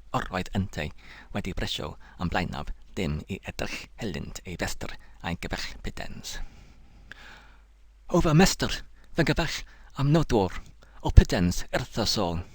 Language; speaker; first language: Welsh; native; Welsh